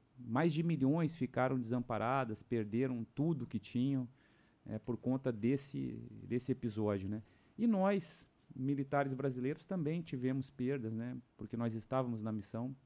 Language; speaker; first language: Portuguese; native; Portuguese